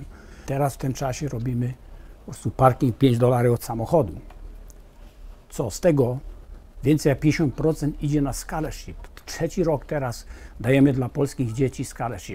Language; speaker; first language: Polish; early bilingual, heritage; Polish